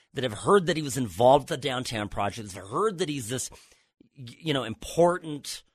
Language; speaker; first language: English; native; English